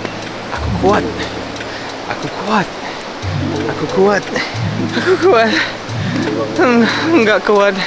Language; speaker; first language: Indonesian; non-native, learner; English